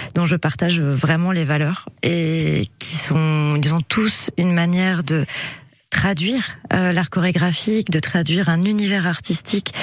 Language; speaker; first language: French; native; French